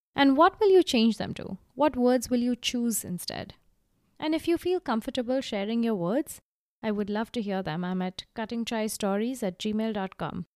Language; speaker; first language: English; non-native, local second language; Gujarati